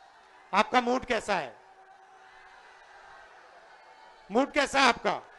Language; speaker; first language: Hindi; native; Hindi